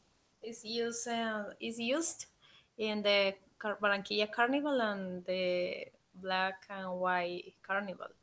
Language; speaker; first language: English; non-native, learner; Spanish